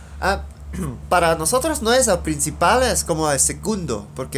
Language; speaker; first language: Spanish; non-native, learner; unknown